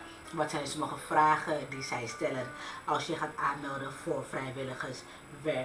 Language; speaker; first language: Dutch; early bilingual, other home language; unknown